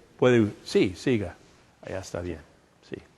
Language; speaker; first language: Spanish; non-native, fluent; English